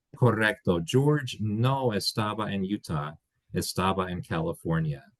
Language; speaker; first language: Spanish; non-native, fluent; English